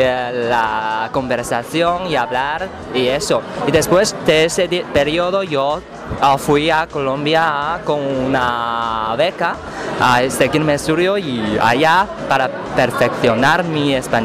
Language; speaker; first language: Spanish; non-native, fluent; Chinese